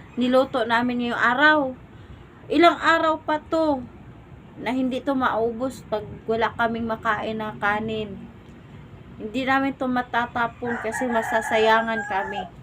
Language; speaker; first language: Filipino; non-native, local second language; Cebuano